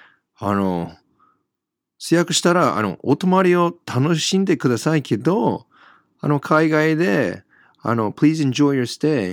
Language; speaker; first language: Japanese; non-native, fluent; English